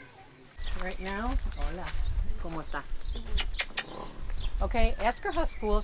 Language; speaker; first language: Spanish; non-native, learner; English